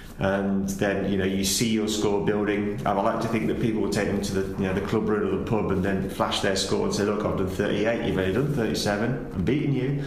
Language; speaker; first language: English; native; English